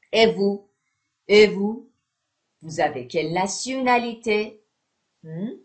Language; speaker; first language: French; non-native, fluent; Persian